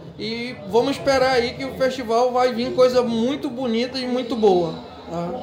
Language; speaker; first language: Portuguese; native; Portuguese